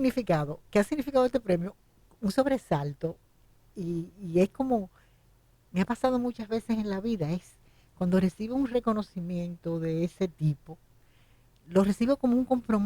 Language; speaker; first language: Spanish; native; Spanish